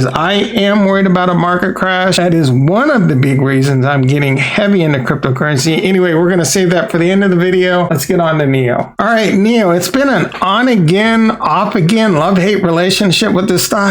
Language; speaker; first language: English; native; English